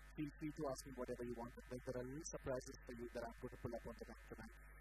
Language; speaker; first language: English; non-native, local second language; Marathi